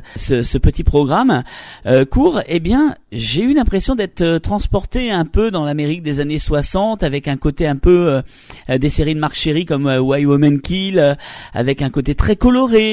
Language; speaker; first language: French; native; French